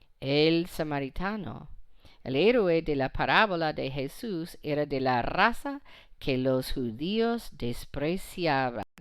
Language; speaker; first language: Spanish; non-native, fluent; English